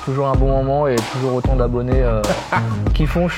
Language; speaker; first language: French; native; French